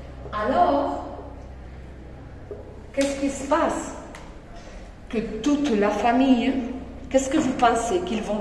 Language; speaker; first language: French; non-native, fluent; Spanish